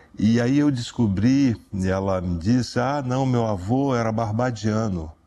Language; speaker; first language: Portuguese; native; Portuguese